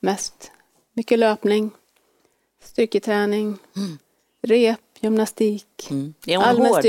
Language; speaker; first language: Swedish; native; Swedish